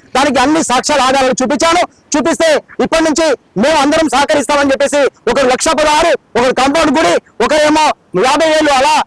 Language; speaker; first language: Telugu; non-native, local second language; Lambadi